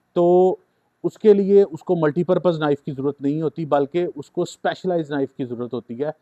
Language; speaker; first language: Urdu; native; Urdu